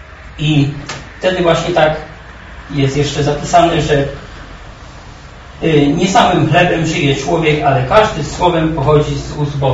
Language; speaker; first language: Polish; native; Polish